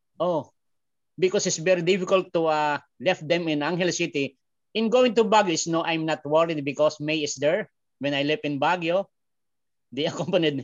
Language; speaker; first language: English; non-native, learner; Filipino